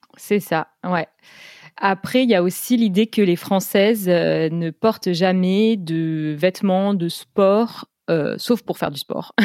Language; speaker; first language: French; native; French